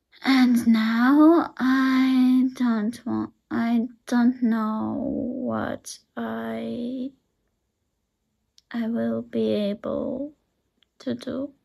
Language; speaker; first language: English; non-native, learner; Russian